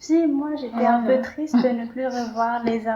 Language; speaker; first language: French; non-native, local second language; Malagasy